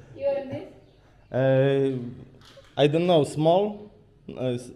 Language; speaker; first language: English; non-native, learner; Polish